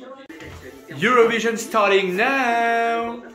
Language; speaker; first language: English; non-native, fluent; French